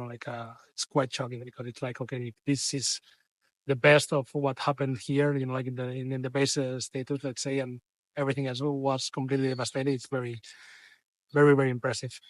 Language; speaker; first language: English; non-native, fluent; Spanish